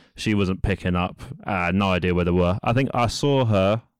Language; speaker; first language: English; native; English